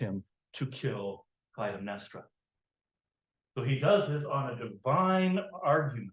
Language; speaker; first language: English; native; English